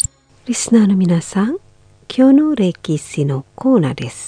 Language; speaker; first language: Japanese; non-native, learner; Indonesian